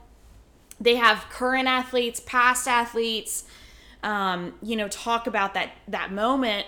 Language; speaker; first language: English; native; English